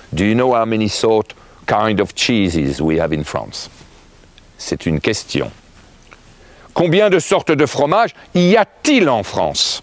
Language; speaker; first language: French; native; French